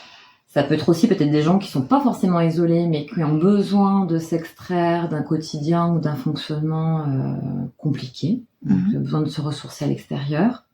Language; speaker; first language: French; native; French